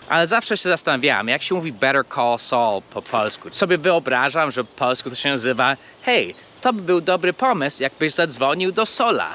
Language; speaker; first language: Polish; non-native, fluent; English